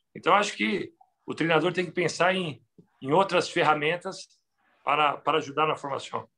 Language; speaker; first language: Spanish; non-native, learner; Portuguese